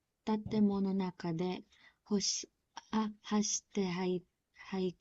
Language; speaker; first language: Japanese; non-native, learner; Filipino